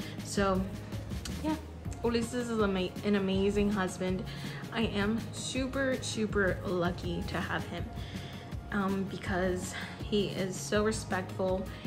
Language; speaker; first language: English; early bilingual, other home language; Spanish